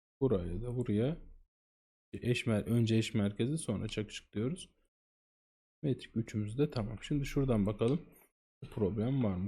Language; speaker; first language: Turkish; native; Turkish